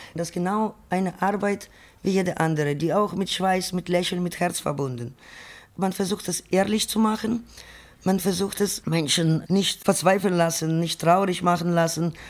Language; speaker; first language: German; non-native, fluent; Ukrainian